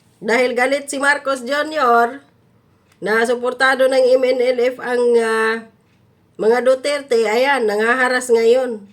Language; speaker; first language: Filipino; non-native, local second language; Cebuano